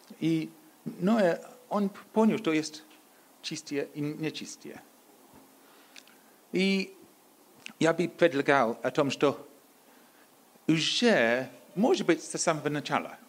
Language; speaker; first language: Polish; non-native, learner; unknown